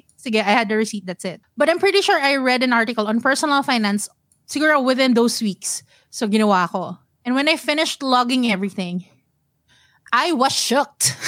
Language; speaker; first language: English; non-native, local second language; Filipino